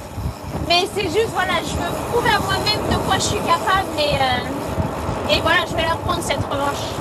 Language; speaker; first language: French; native; French